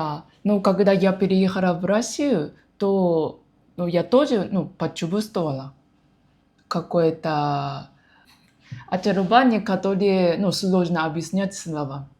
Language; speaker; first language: Russian; non-native, learner; Japanese